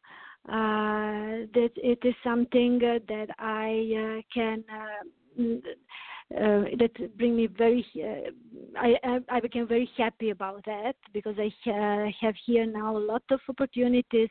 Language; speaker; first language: English; non-native, learner; Serbian